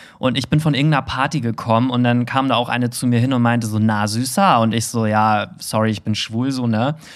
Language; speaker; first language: German; native; German